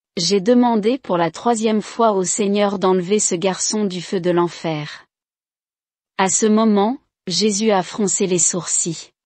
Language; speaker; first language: French; non-native, local second language; Rundi